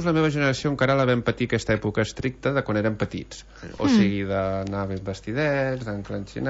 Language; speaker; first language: Catalan; native; Catalan